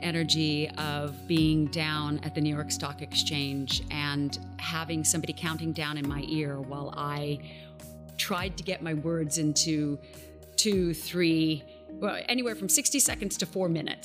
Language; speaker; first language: English; native; English